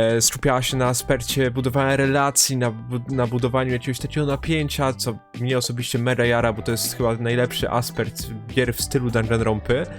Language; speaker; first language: Polish; native; Polish